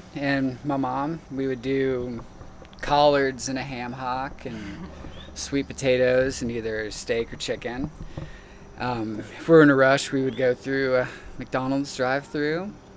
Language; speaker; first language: English; native; English